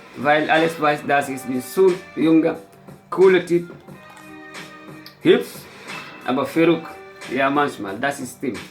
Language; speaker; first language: German; non-native, learner; Fula